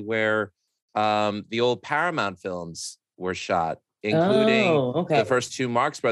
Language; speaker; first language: English; native; English